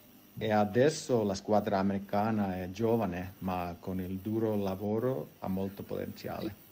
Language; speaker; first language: Italian; non-native, learner; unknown